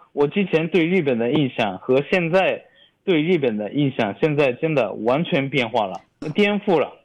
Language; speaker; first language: Chinese; non-native, fluent; Japanese